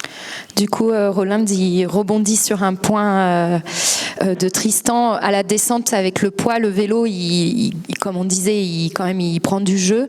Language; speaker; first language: French; native; French